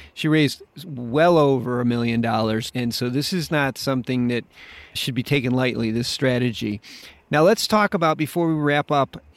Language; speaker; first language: English; native; English